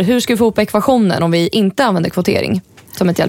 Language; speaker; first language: Swedish; native; Swedish